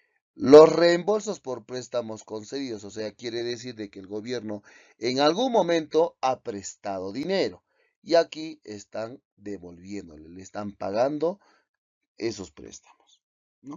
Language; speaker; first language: Spanish; native; Spanish